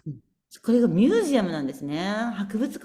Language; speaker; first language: Japanese; native; Japanese